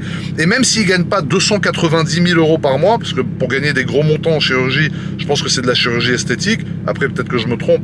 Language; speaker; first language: French; native; French